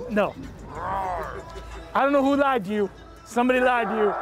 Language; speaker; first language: English; native; English